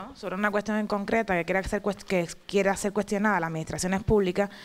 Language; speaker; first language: Spanish; native; Spanish